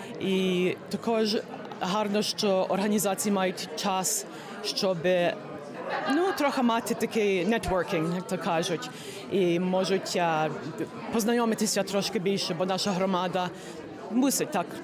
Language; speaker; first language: Ukrainian; early bilingual, heritage; English